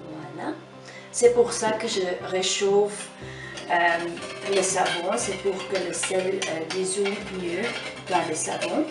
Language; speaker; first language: French; non-native, fluent; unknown